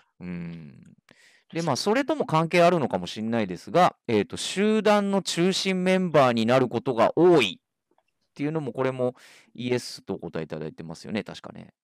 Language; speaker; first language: Japanese; native; Japanese